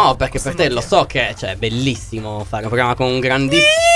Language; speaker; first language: Italian; native; Italian